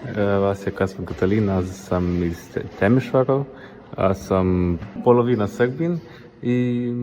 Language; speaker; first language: Bulgarian; non-native, learner; Romanian